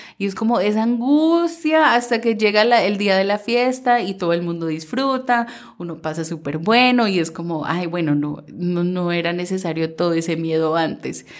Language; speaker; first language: Spanish; early bilingual, heritage; Spanish